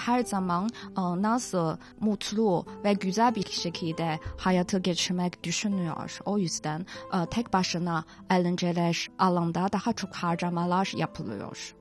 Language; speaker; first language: Turkish; non-native, fluent; Chinese